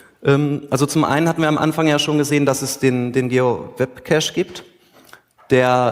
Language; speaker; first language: German; native; German